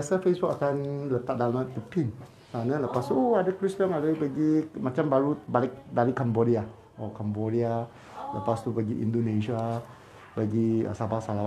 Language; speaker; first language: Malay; non-native, local second language; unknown